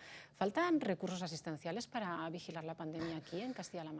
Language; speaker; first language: Spanish; native; Spanish